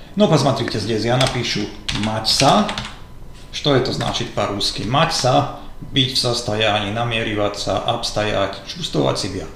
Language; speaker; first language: Russian; non-native, fluent; Slovak